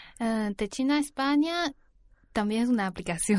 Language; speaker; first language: Spanish; non-native, learner; Chinese